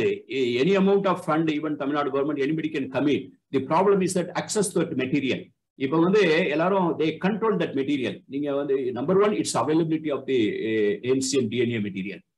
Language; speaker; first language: English; non-native, local second language; Tamil